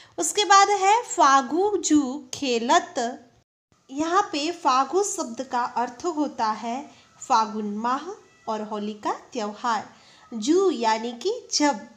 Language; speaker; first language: Hindi; non-native, local second language; Gujarati